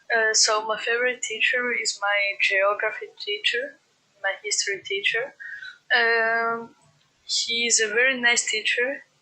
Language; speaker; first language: English; non-native, fluent; Greek